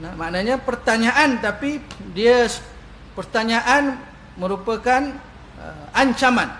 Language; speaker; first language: Malay; native; Malay